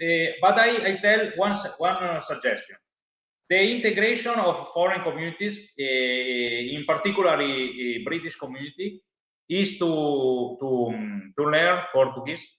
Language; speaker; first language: English; non-native, learner; Italian